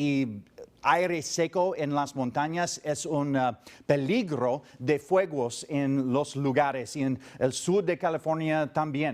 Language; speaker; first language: Spanish; non-native, learner; English